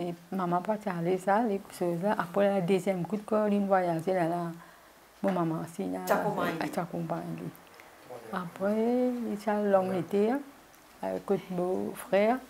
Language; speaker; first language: French; non-native, learner; Morisyen